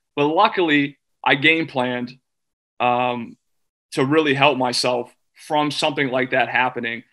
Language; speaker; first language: English; native; English